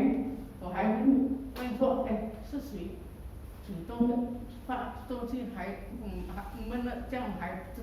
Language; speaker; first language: Chinese; early bilingual, heritage; Chinese